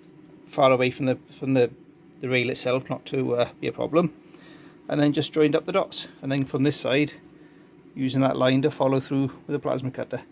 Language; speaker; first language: English; native; English